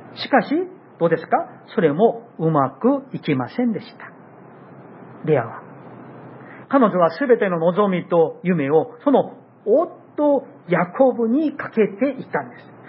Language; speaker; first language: Japanese; non-native, fluent; Korean